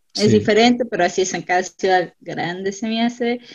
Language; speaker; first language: Spanish; non-native, fluent; German